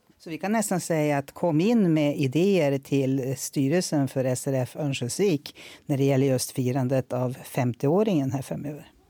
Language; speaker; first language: Swedish; native; Swedish